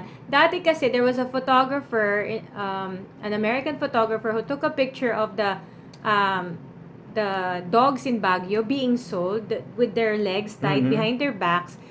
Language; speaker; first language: English; non-native, local second language; Filipino